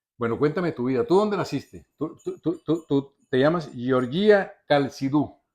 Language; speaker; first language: Spanish; native; Spanish